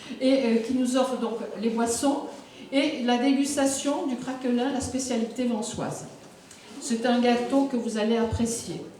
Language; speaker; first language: French; native; French